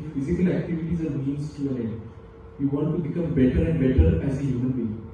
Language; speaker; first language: English; non-native, local second language; Marathi